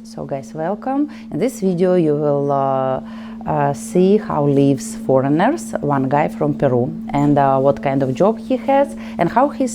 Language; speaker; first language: English; non-native, learner; Russian